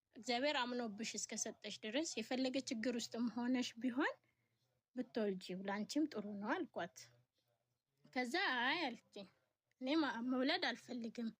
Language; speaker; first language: Amharic; native; Amharic